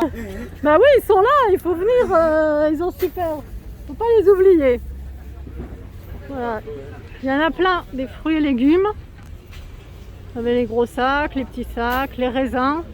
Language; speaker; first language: French; native; French